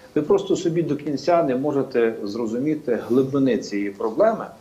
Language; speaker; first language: Ukrainian; native; Ukrainian